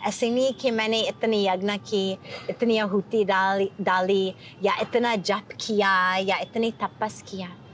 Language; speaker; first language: Hindi; non-native, fluent; English